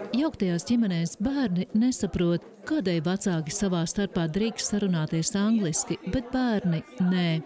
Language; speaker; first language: Latvian; native; Latvian